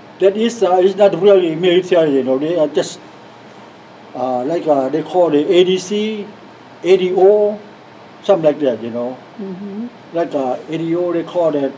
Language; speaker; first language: English; non-native, learner; Lao